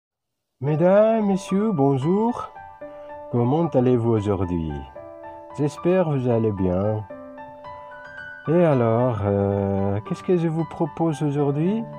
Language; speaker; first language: French; non-native, fluent; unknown